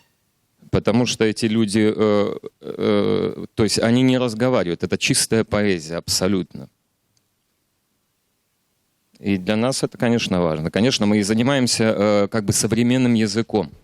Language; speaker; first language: Russian; native; Russian